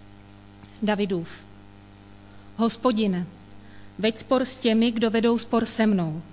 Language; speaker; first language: Czech; native; Czech